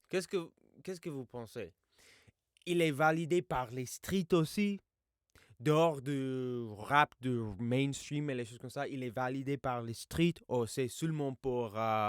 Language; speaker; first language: French; non-native, fluent; English